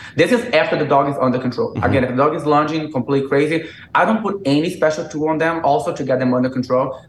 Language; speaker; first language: English; non-native, fluent; Portuguese